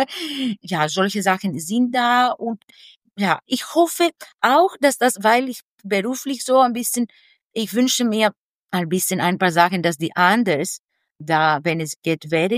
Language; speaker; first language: German; non-native, fluent; Greek